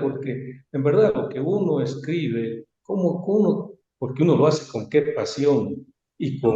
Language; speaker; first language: Spanish; native; Spanish